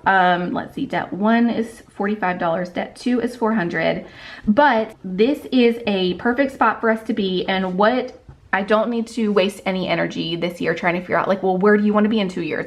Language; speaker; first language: English; native; English